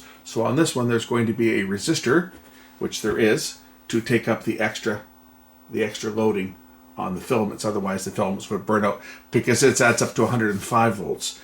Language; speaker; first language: English; native; English